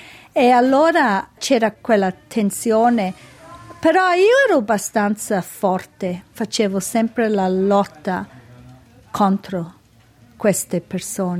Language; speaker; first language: Italian; early bilingual, heritage; Italian